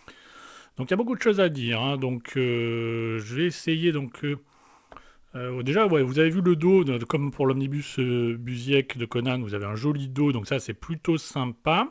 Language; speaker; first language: French; native; French